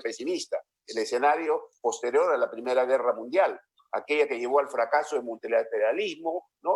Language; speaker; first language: Spanish; native; Spanish